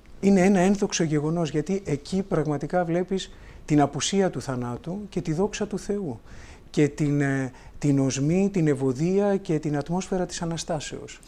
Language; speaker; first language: Greek; native; Greek